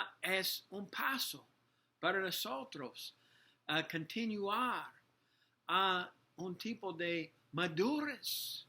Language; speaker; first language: Spanish; non-native, learner; English